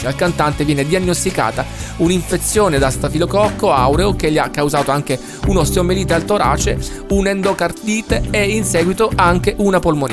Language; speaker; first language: Italian; native; Italian